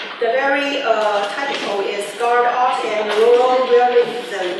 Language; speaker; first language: English; non-native, learner; Chinese